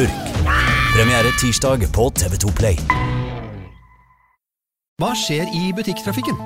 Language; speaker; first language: Norwegian; native; Norwegian